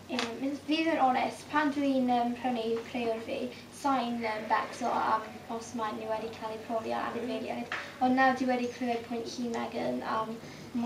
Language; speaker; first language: Welsh; non-native, local second language; English